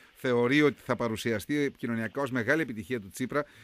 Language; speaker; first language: Greek; native; Greek